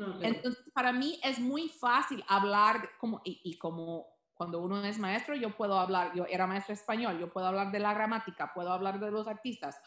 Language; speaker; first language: Spanish; early bilingual, heritage; Spanish